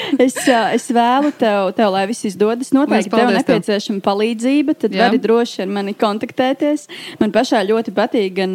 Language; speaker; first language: Latvian; native; Latvian